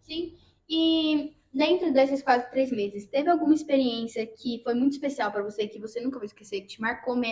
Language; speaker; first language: Portuguese; native; Portuguese